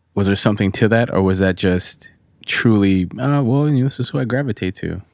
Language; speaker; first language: English; early bilingual, other home language; Spanish